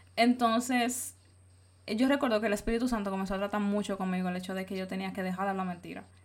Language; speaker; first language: Spanish; native; Spanish